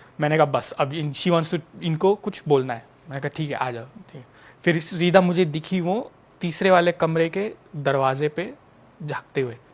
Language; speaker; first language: Hindi; native; Hindi